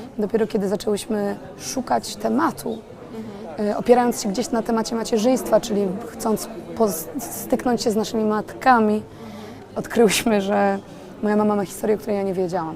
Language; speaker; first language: Polish; native; Polish